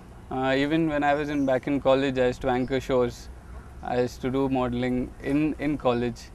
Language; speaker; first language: English; non-native, local second language; Telugu